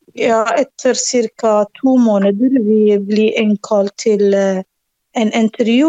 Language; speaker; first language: Norwegian; non-native, learner; Arabic